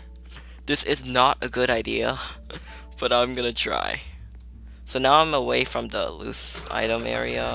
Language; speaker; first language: English; native; English